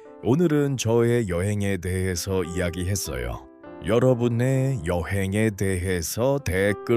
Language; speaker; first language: Korean; non-native, learner; Uzbek